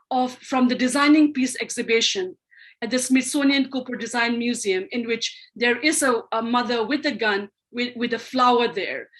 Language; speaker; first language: English; non-native, local second language; Manipuri